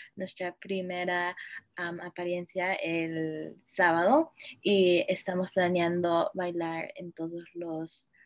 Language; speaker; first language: Spanish; early bilingual, heritage; Spanish